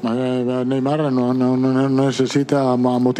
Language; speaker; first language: Portuguese; non-native, fluent; Italian